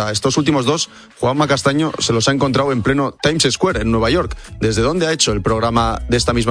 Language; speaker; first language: Spanish; native; Spanish